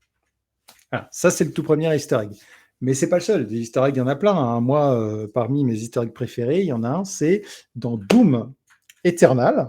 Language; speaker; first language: French; native; French